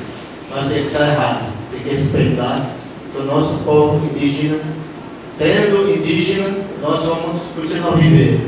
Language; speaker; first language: Portuguese; non-native, local second language; Yanomámi